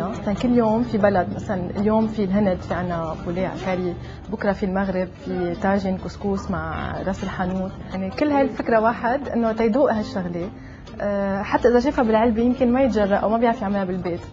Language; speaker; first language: Arabic; native; Arabic